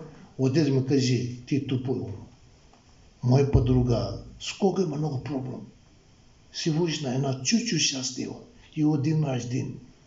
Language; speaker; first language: Russian; non-native, learner; Tibetan